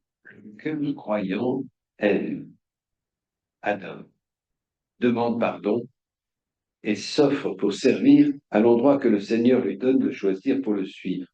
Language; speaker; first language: French; native; French